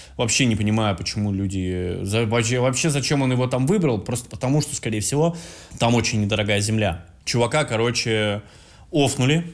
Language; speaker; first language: Russian; native; Russian